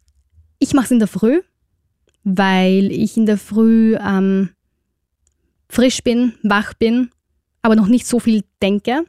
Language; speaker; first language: German; native; German